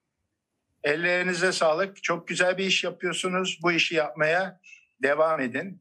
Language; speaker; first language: Turkish; native; Turkish